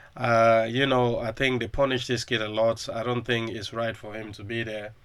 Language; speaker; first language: English; non-native, local second language; Krio